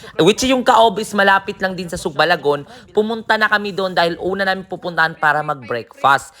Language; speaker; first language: Filipino; non-native, local second language; Cebuano